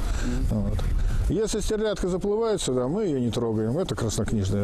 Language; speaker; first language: Russian; native; Russian